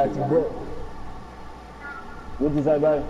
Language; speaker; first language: English; native; English